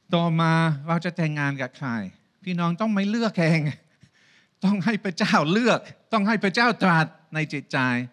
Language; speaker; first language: Thai; non-native, fluent; English